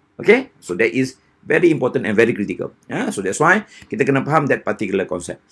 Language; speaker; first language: English; non-native, local second language; Malay